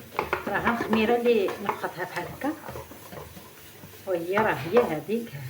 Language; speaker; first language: Arabic; native; Arabic